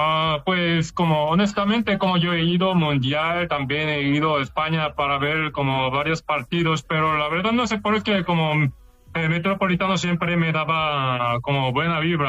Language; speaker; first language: Spanish; non-native, fluent; Korean